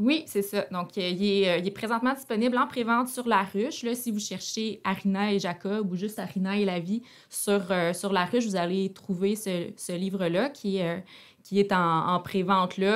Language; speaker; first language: French; native; French